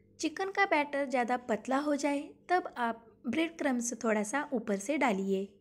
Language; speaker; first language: Hindi; non-native, local second language; Marathi